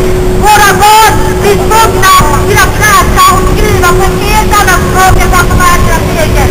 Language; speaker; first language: Swedish; non-native, fluent; Azerbaijani